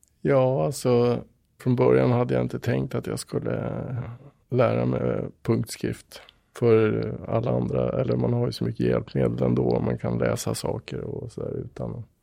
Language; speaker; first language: Swedish; native; Swedish